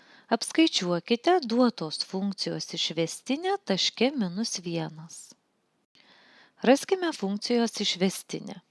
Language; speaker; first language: Lithuanian; native; Lithuanian